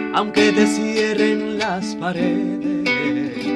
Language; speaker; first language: Spanish; native; Spanish